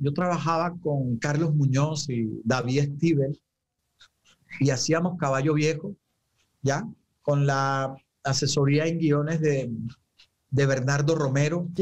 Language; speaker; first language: Spanish; native; Spanish